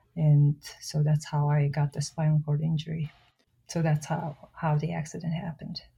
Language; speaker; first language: English; non-native, fluent; Mongolian